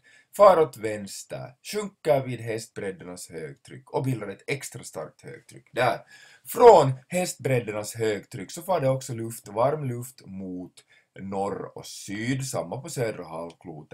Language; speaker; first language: Swedish; native; Swedish